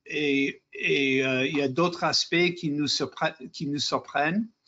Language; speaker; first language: French; non-native, fluent; English